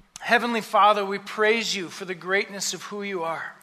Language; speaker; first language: English; native; English